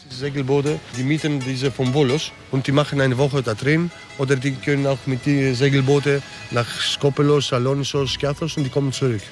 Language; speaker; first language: German; early bilingual, other home language; Greek